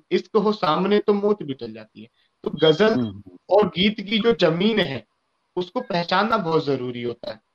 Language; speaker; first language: Hindi; native; Hindi